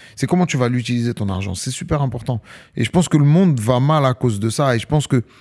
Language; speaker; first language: French; native; French